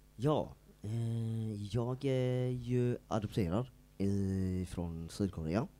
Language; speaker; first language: Swedish; native; Swedish